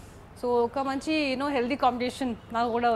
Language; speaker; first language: Telugu; non-native, local second language; Hindi